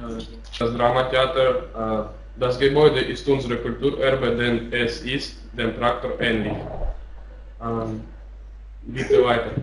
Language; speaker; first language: German; non-native, learner; Russian